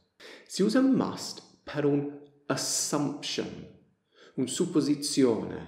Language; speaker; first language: Italian; non-native, fluent; English